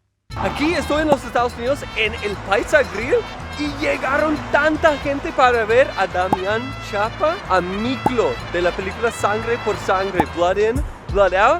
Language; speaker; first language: Spanish; non-native, fluent; English